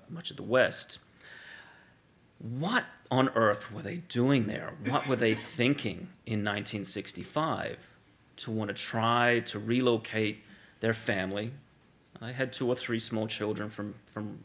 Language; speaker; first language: English; native; English